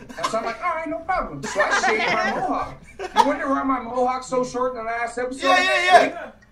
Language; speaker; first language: English; native; English